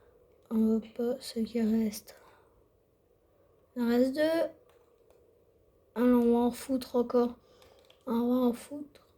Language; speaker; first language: French; native; French